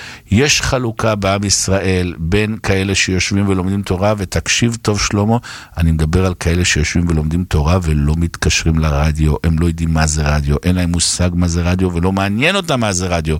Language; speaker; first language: Hebrew; native; Hebrew